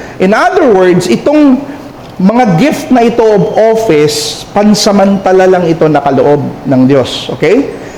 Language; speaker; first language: Filipino; non-native, local second language; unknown